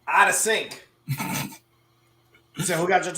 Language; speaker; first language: English; native; English